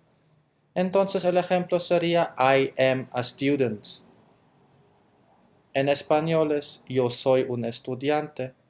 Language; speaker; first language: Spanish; non-native, fluent; German